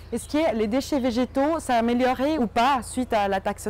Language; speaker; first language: French; native; French